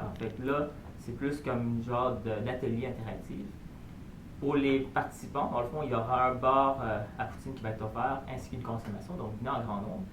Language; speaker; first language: French; native; French